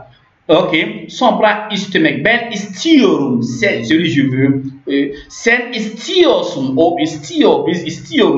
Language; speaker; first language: Turkish; non-native, learner; French